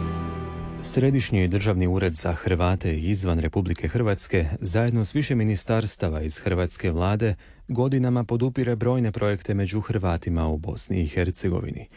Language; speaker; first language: Serbian; native; Serbian